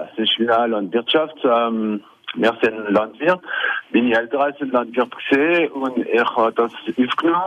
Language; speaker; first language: German; non-native, local second language; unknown